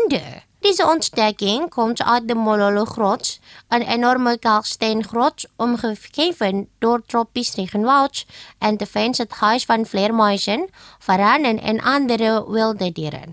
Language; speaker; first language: Dutch; non-native, fluent; Indonesian